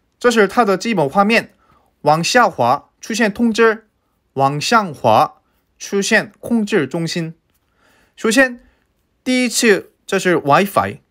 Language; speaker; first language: Chinese; non-native, fluent; Korean